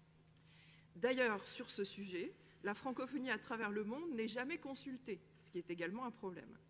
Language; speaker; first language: French; native; French